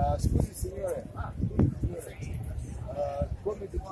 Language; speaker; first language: Italian; non-native, learner; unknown